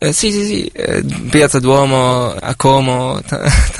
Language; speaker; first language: Italian; non-native, learner; Arabic